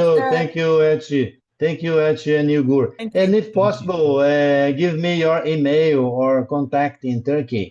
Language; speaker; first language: English; non-native, learner; Portuguese